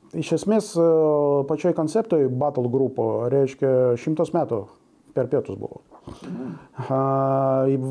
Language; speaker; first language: Lithuanian; non-native, local second language; Russian